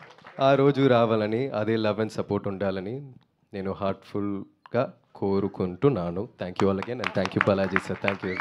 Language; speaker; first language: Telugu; non-native, learner; Tamil